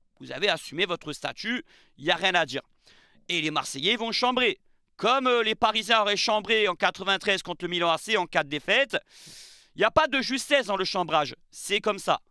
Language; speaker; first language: French; native; French